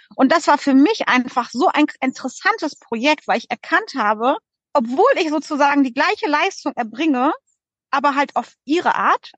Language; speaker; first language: German; early bilingual, other home language; Polish